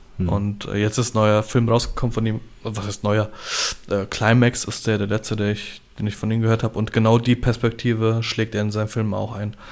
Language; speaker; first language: German; early bilingual, other home language; Polish